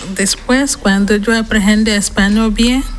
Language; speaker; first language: Spanish; non-native, learner; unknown